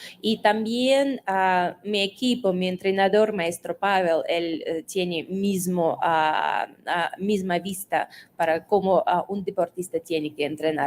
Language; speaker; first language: Spanish; non-native, fluent; Russian